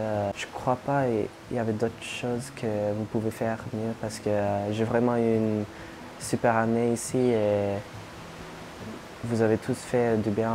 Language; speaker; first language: French; non-native, fluent; Norwegian